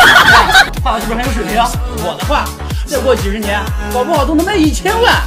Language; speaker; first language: Chinese; native; Chinese